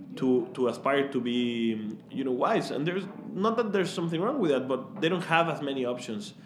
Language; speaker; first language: English; non-native, fluent; Spanish